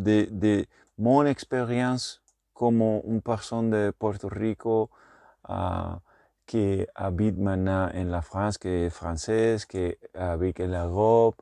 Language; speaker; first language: French; non-native, learner; Spanish